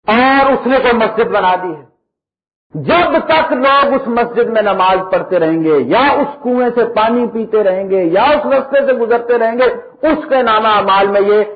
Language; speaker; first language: Urdu; non-native, local second language; Punjabi